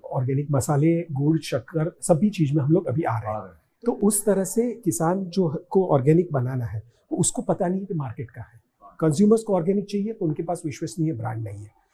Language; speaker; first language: Hindi; non-native, local second language; Gujarati